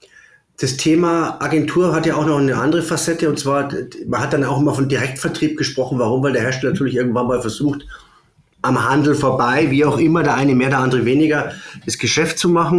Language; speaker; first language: German; native; German